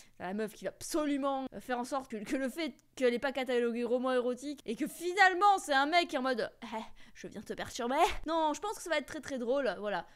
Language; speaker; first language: French; native; French